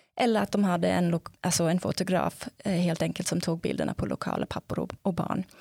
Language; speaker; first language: Swedish; non-native, fluent; English